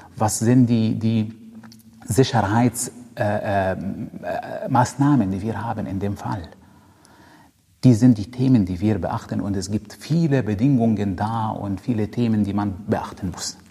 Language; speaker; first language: German; non-native, fluent; Arabic